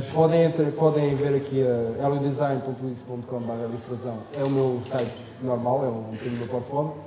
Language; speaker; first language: Portuguese; non-native, fluent; French